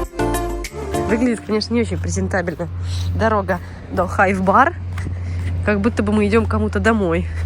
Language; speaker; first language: Russian; native; Russian